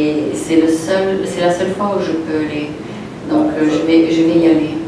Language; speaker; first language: French; non-native, local second language; Arabic